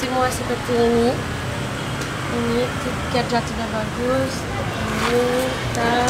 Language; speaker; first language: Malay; non-native, learner; French